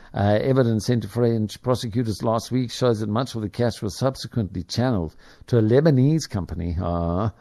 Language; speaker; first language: English; native; English